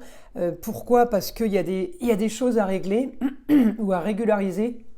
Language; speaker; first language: French; native; French